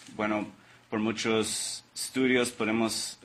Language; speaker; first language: Spanish; non-native, learner; English